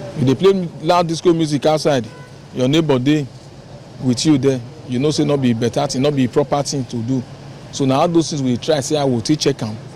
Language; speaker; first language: Nigerian Pidgin; non-native, local second language; Bini